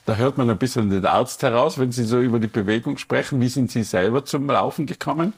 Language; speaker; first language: German; native; German